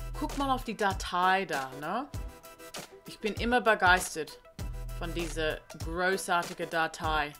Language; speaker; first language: German; non-native, learner; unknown